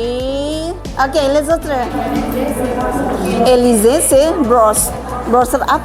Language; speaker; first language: French; non-native, learner; Indonesian